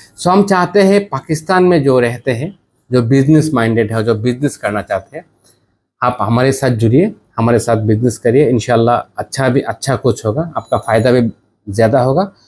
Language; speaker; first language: Hindi; non-native, learner; Bangla